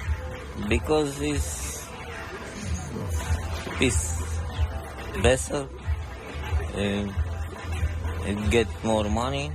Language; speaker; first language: English; non-native, learner; Romanian